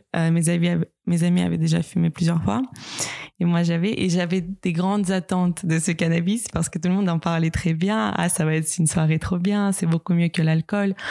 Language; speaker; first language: French; non-native, fluent; Russian